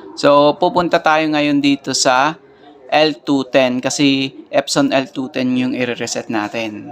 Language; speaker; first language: Filipino; native; Filipino